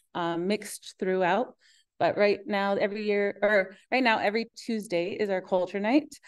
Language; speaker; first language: English; native; English